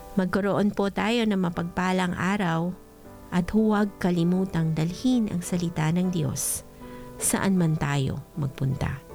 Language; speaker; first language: Filipino; non-native, local second language; Bikol